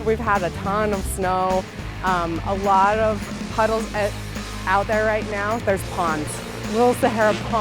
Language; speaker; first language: English; native; English